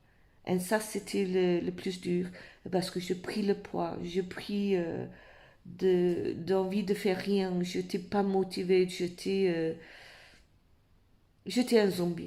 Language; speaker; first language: French; non-native, fluent; English